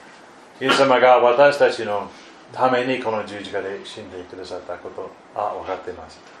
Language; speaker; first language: Japanese; non-native, fluent; German